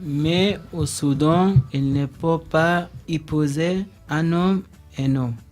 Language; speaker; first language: French; non-native, learner; Arabic